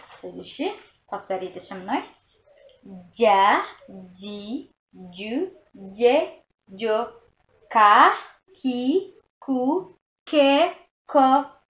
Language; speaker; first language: Russian; non-native, learner; Indonesian